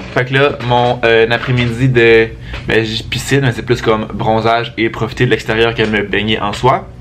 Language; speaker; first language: French; native; French